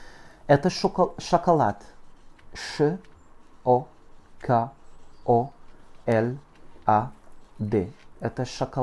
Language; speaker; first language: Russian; non-native, fluent; French